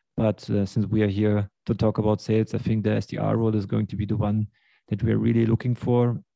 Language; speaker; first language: English; early bilingual, other home language; Russian